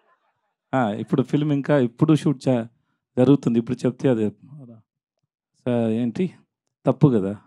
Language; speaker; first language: Telugu; non-native, learner; Tamil